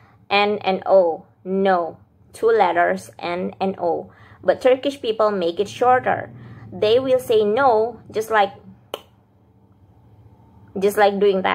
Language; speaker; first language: English; non-native, fluent; Indonesian